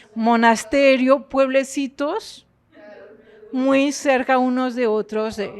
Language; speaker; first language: Spanish; non-native, fluent; French